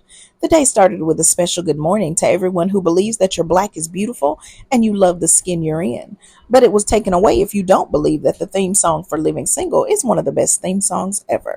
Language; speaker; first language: English; native; English